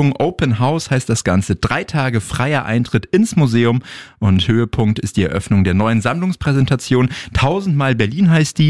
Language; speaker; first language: German; native; German